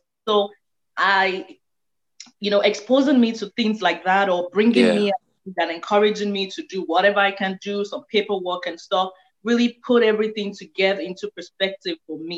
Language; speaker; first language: English; non-native, local second language; Yoruba